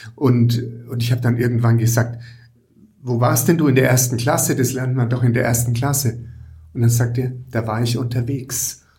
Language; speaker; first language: German; native; German